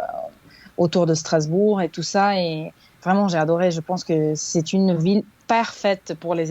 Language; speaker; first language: French; non-native, fluent; Serbian